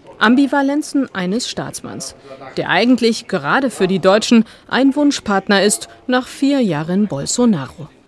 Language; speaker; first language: German; native; German